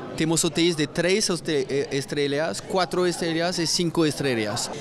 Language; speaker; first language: Portuguese; non-native, fluent; French